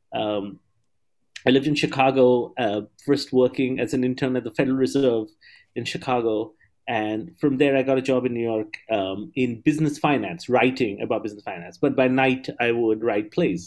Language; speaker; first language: English; non-native, local second language; Bangla